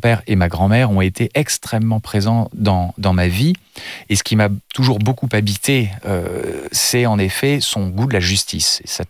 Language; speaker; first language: French; native; French